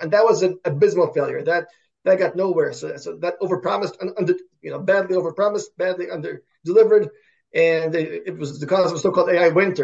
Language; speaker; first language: English; early bilingual, other home language; Russian